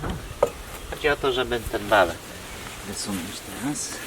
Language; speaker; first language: Polish; native; Polish